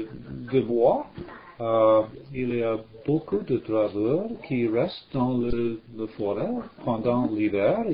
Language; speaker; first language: French; non-native, learner; English